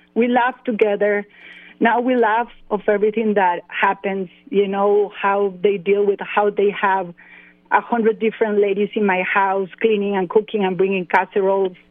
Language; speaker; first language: English; non-native, fluent; Spanish